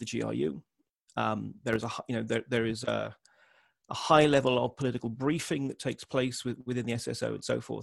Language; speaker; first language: English; native; English